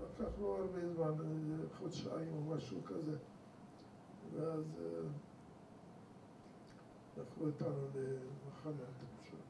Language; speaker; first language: Hebrew; non-native, fluent; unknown